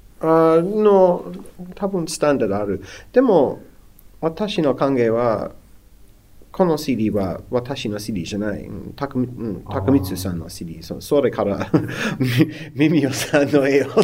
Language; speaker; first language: Japanese; non-native, learner; English